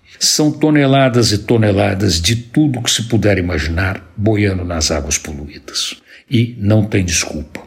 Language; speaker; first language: Portuguese; native; Portuguese